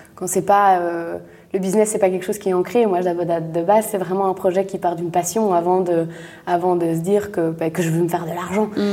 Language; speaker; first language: French; native; French